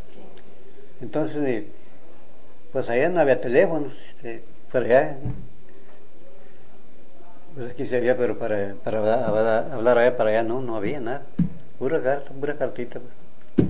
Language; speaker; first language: Spanish; native; Spanish